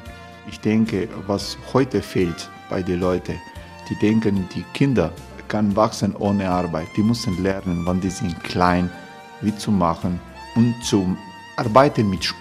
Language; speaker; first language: German; non-native, learner; Croatian